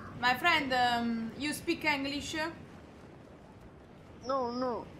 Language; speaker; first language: English; non-native, learner; Italian